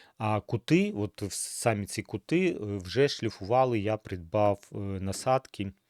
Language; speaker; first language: Ukrainian; native; Ukrainian